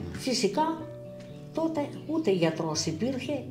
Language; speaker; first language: Greek; early bilingual, other home language; Russian